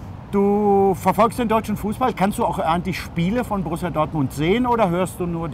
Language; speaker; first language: German; native; German